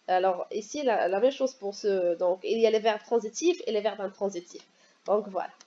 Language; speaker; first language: French; non-native, local second language; Arabic